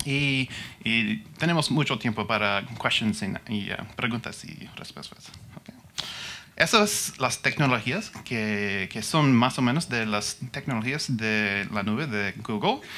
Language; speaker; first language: Spanish; non-native, learner; English